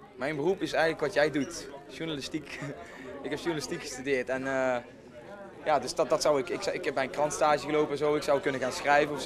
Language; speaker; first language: Dutch; native; Dutch